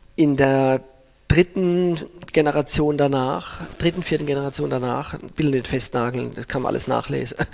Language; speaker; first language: German; native; German